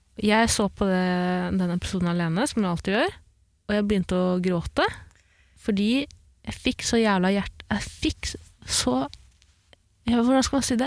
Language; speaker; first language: Norwegian; early bilingual, other home language; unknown